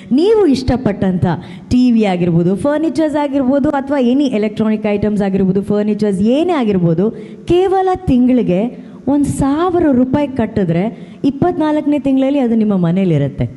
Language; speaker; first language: Kannada; native; Kannada